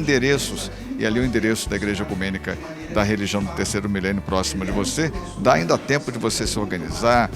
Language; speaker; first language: Portuguese; native; Portuguese